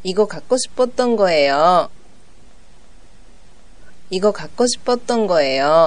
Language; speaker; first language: Korean; non-native, fluent; Japanese